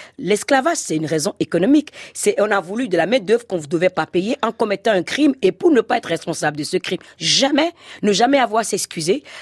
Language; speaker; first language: French; non-native, local second language; Fon